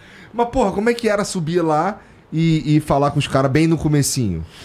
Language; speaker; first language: Portuguese; native; Portuguese